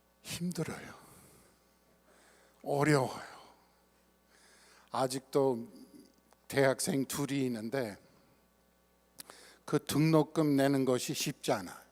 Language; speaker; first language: Korean; non-native, fluent; English